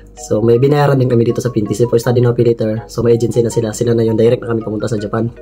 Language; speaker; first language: Filipino; non-native, local second language; Cebuano